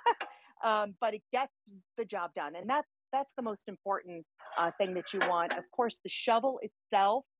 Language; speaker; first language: English; native; English